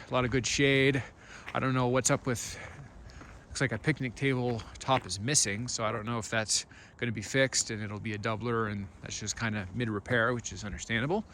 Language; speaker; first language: English; native; English